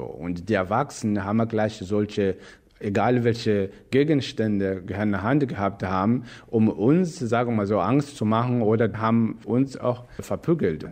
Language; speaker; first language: German; non-native, fluent; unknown